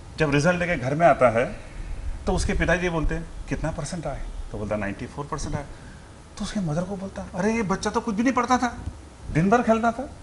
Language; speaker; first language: Hindi; native; Hindi